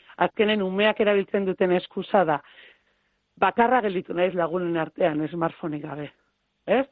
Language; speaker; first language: Basque; native; Basque